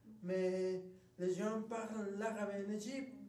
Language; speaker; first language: French; non-native, learner; Spanish